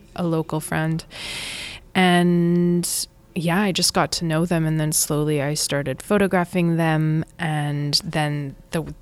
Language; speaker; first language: English; native; English